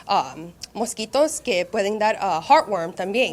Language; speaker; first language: Spanish; early bilingual, heritage; Spanish